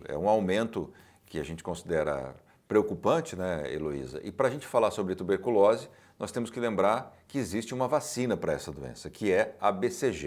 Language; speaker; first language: Portuguese; native; Portuguese